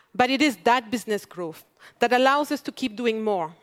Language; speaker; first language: English; non-native, fluent; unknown